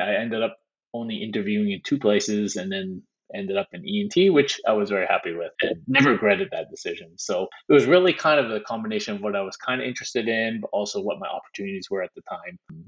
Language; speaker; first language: English; native; English